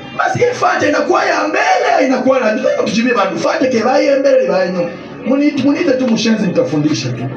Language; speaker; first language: Swahili; non-native, local second language; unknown